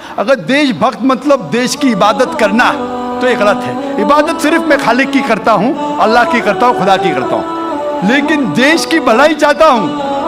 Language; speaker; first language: Hindi; non-native, local second language; Konkani